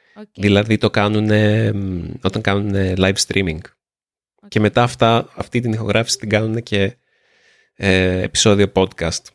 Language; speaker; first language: Greek; native; Greek